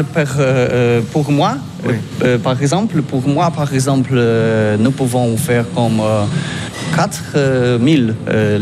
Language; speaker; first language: French; non-native, learner; Polish